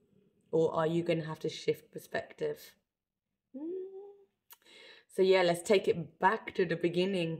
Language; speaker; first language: English; native; English